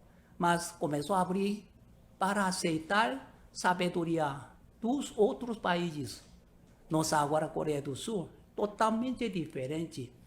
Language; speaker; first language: Portuguese; non-native, learner; Korean